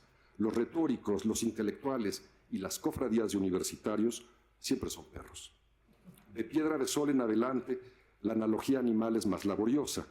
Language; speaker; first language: Spanish; native; Spanish